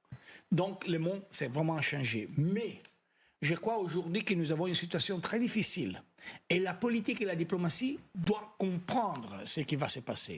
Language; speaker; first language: French; non-native, fluent; Italian